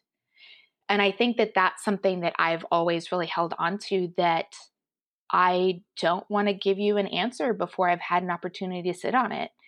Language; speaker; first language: English; native; English